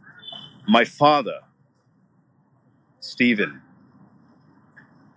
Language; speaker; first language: English; non-native, local second language; Ganda